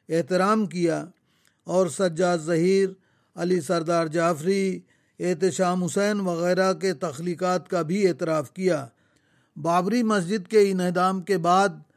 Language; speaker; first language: Urdu; native; Urdu